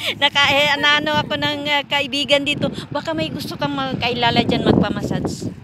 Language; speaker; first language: Filipino; non-native, local second language; Cebuano